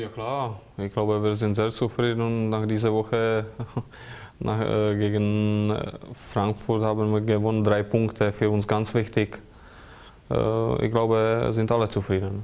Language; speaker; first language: German; non-native, fluent; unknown